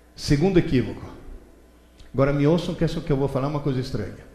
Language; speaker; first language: Portuguese; early bilingual, other home language; Italian